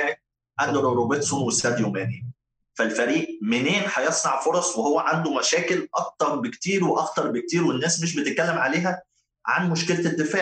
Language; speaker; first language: Arabic; native; Arabic